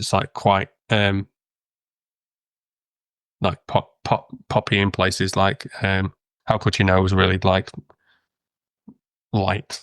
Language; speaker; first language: English; native; English